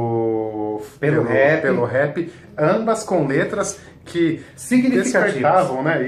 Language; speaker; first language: Portuguese; native; Portuguese